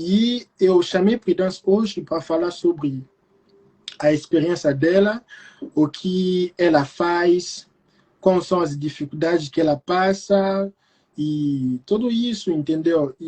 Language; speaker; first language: Portuguese; non-native, fluent; Lingala